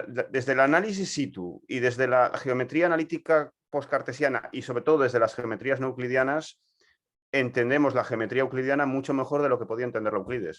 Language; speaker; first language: Spanish; native; Spanish